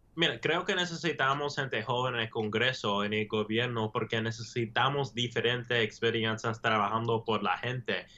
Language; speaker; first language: Spanish; early bilingual, heritage; English